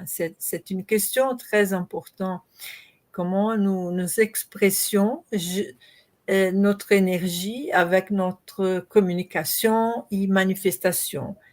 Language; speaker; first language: French; non-native, learner; Portuguese